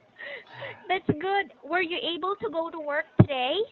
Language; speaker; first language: English; non-native, fluent; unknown